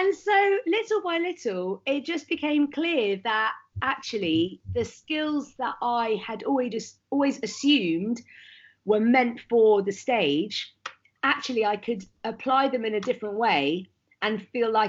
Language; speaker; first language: English; native; English